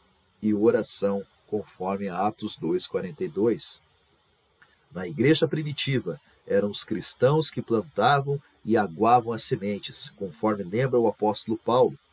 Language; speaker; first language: Portuguese; native; Portuguese